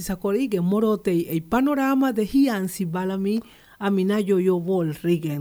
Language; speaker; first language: Hungarian; non-native, learner; Spanish